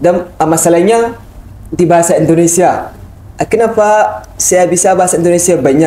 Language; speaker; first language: Indonesian; non-native, learner; Hausa